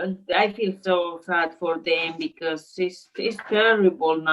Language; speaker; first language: English; non-native, learner; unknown